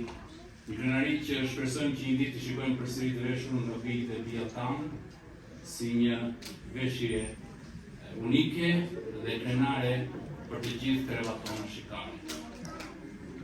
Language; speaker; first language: Albanian; native; Albanian